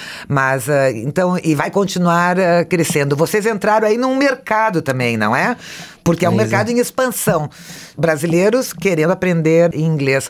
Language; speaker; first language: Portuguese; native; Portuguese